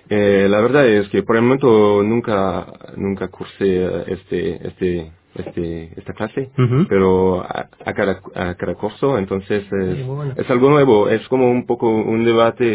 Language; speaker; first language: Spanish; non-native, fluent; French